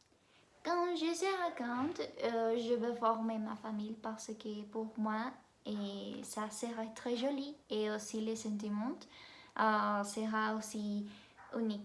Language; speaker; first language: French; non-native, learner; Spanish